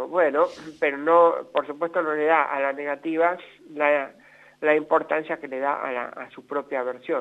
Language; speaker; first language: Spanish; native; Spanish